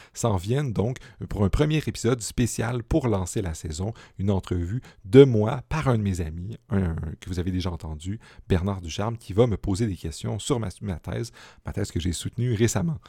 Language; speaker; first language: French; native; French